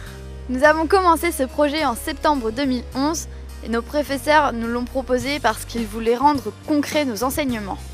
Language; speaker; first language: French; native; French